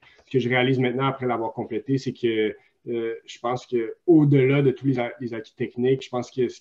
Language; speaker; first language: French; native; French